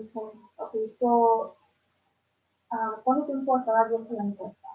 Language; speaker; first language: Spanish; early bilingual, other home language; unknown